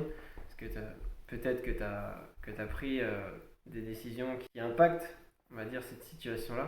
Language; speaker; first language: French; native; French